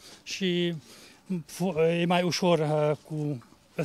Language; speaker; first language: Romanian; non-native, local second language; Hungarian